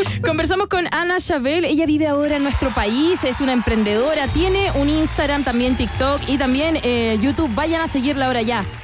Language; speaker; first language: Spanish; native; Spanish